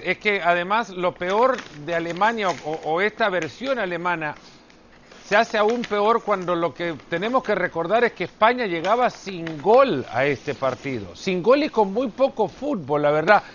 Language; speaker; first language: Spanish; native; Spanish